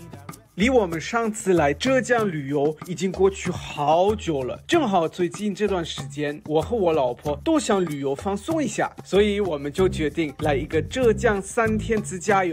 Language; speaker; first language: Chinese; non-native, fluent; German